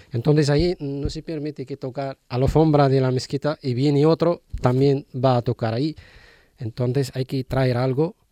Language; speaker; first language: Spanish; non-native, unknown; Riffian